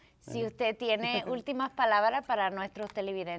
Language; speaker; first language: Spanish; early bilingual, heritage; Spanish